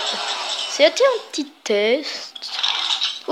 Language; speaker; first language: French; native; French